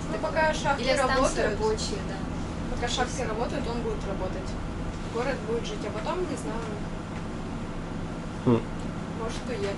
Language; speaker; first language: Russian; native; Russian